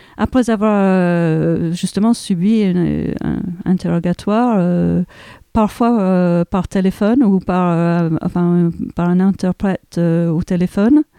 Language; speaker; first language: French; native; French